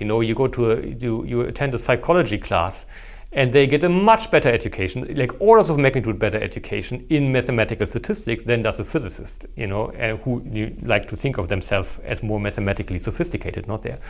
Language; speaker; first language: English; non-native, fluent; German